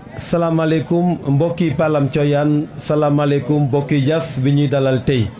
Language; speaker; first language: Wolof; non-native, local second language; Serer